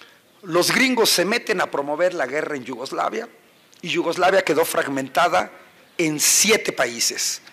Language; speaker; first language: Spanish; native; Spanish